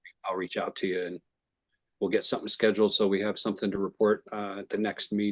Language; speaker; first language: English; native; English